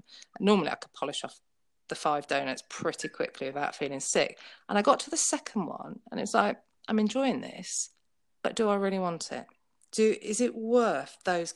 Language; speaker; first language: English; native; English